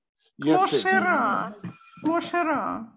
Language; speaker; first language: Hebrew; non-native, fluent; Russian